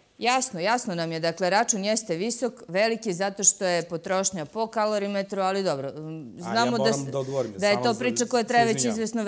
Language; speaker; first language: Serbian; native; Serbian